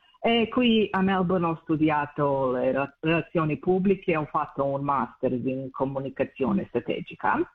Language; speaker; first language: Italian; non-native, fluent; Serbian